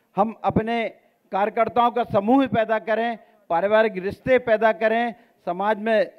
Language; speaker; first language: Hindi; native; Hindi